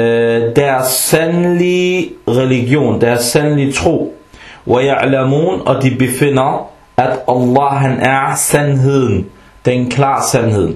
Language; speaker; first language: Danish; non-native, fluent; Arabic